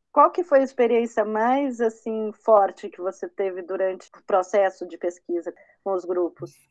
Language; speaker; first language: Portuguese; native; Portuguese